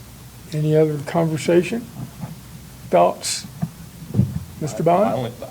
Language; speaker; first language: English; native; English